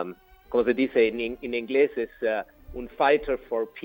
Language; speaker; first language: Spanish; non-native, learner; German